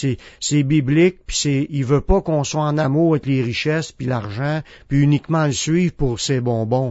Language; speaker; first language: French; native; French